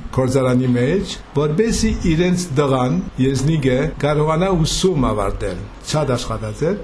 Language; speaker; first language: Armenian; early bilingual, heritage; Armenian